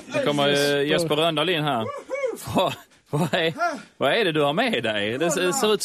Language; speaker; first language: Swedish; native; Swedish